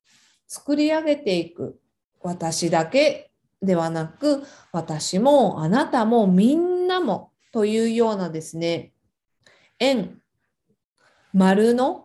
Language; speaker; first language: Japanese; native; Japanese